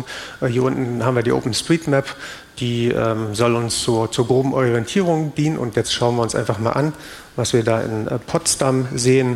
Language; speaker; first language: German; native; German